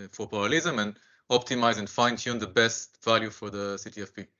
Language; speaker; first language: English; non-native, fluent; Hebrew